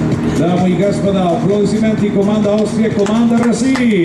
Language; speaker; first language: Russian; non-native, learner; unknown